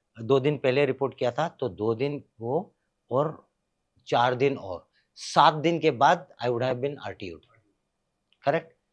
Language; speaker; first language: Hindi; native; Hindi